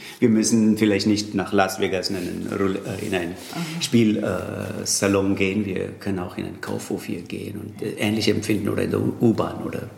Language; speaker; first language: German; non-native, fluent; Tamil